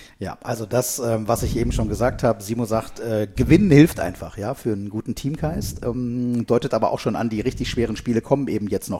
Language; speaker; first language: German; native; German